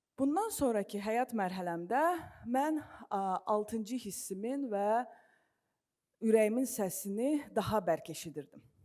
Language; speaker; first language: Azerbaijani; non-native, local second language; Russian